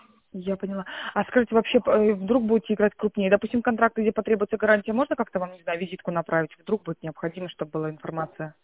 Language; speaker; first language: Russian; native; Russian